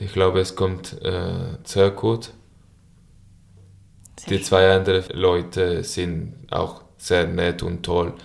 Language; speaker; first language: German; non-native, learner; Spanish